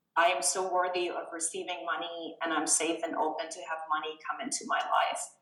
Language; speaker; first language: English; non-native, fluent; German